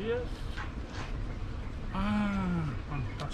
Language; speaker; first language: English; non-native, learner; Indonesian